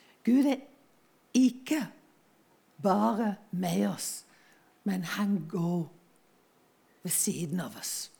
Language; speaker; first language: Norwegian; non-native, fluent; English